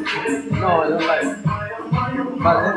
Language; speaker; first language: English; non-native, learner; Arabic